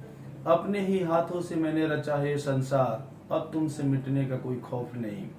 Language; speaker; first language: Hindi; native; Hindi